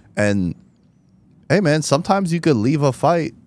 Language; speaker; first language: English; native; English